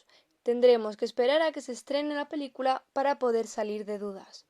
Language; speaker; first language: Spanish; native; Spanish